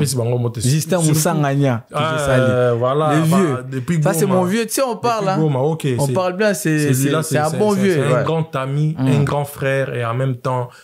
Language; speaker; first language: French; non-native, local second language; Swahili